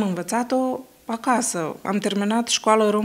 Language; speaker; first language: Romanian; early bilingual, heritage; Romanian